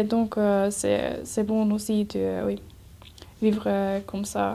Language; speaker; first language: French; non-native, learner; Icelandic